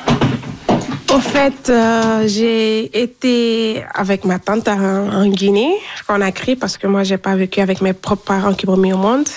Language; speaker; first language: French; non-native, local second language; Fula